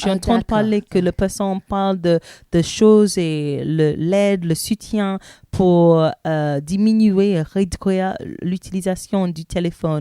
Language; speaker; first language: French; non-native, learner; English